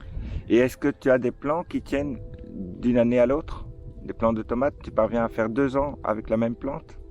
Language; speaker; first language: French; native; French